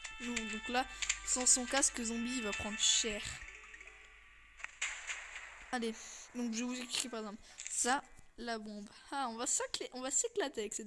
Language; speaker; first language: French; native; French